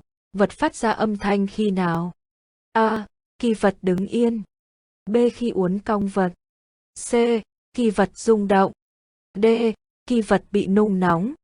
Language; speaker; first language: Vietnamese; native; Vietnamese